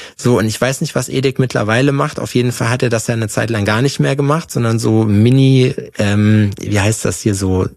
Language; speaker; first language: German; native; German